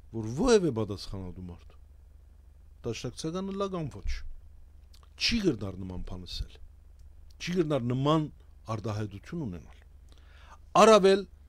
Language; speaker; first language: Armenian; early bilingual, heritage; Armenian